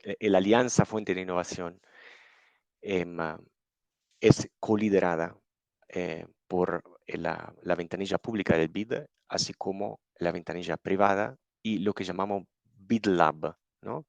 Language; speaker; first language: Spanish; non-native, fluent; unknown